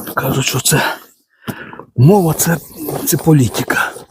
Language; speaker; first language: Ukrainian; non-native, fluent; Romanian